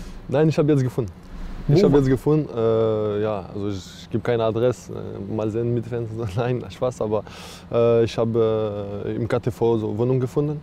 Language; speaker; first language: German; non-native, learner; French